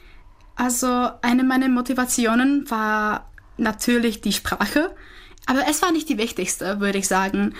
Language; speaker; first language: German; non-native, fluent; Czech